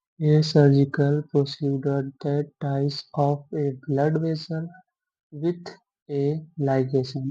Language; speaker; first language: Hindi; native; Hindi